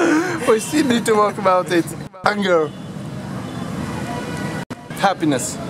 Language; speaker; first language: English; non-native, learner; French